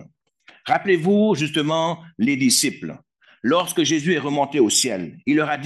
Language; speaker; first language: French; native; French